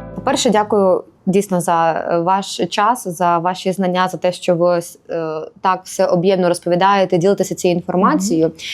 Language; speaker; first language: Ukrainian; native; Ukrainian